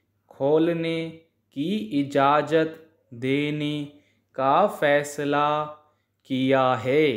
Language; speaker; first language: Hindi; native; Hindi